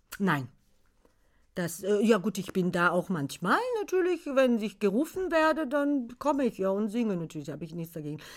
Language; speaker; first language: German; non-native, fluent; Bulgarian